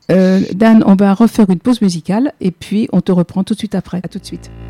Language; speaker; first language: French; native; French